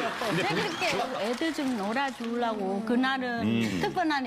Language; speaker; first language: Korean; non-native, learner; Vietnamese